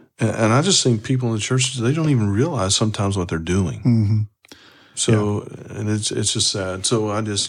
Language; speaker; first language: English; native; English